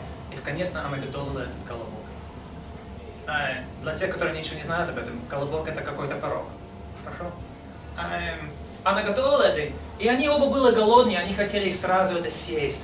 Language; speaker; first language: Russian; non-native, fluent; English